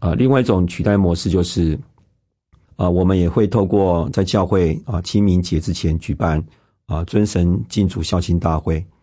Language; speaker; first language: Chinese; non-native, local second language; Hakka Chinese